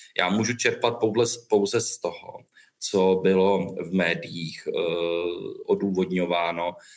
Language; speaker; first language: Czech; native; Czech